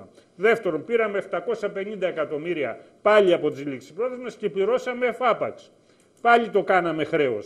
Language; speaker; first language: Greek; native; Greek